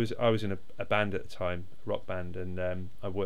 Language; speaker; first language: English; native; English